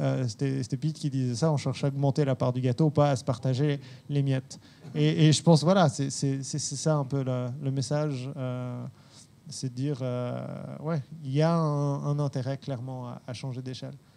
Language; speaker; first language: French; native; French